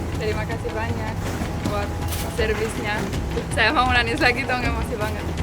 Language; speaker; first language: Indonesian; non-native, learner; Romanian